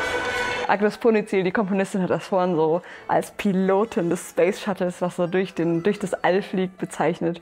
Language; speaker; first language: German; native; German